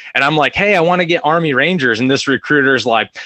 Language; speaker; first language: English; native; English